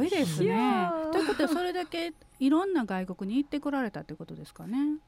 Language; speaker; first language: Japanese; native; Japanese